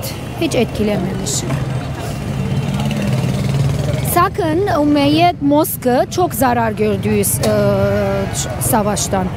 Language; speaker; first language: Turkish; non-native, fluent; Arabic